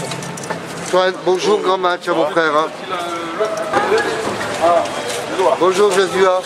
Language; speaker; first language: French; native; French